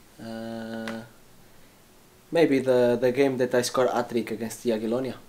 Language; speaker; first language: English; non-native, learner; Spanish